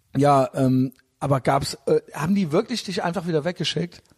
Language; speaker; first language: German; native; German